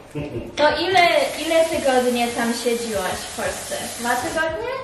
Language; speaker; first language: Polish; early bilingual, heritage; English